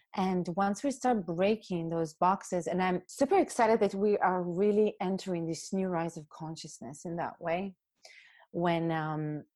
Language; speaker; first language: English; non-native, fluent; Hebrew